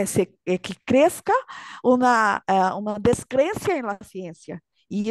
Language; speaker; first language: Spanish; non-native, learner; Portuguese